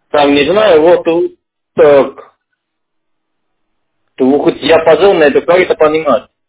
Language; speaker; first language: Russian; non-native, learner; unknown